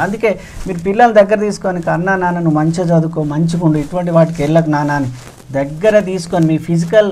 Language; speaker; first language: Telugu; native; Telugu